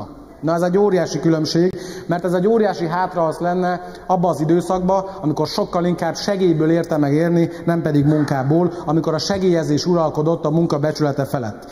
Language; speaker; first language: Hungarian; native; Hungarian